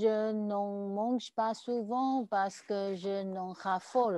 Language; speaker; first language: French; non-native, learner; Chinese